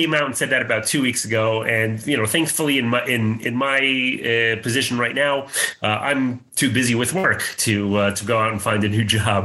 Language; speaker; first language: English; native; English